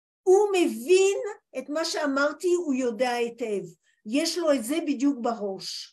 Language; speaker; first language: Hebrew; non-native, fluent; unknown